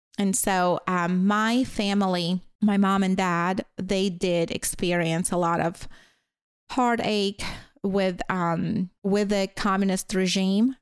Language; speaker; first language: English; non-native, fluent; Latvian